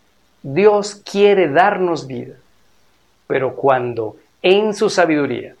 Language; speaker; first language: Spanish; native; Spanish